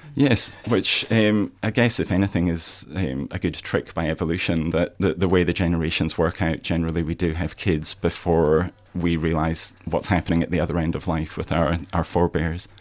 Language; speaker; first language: English; native; English